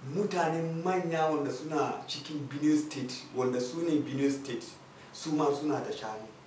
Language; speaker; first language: Hausa; non-native, local second language; Fula